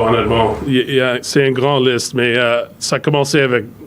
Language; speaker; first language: French; non-native, fluent; English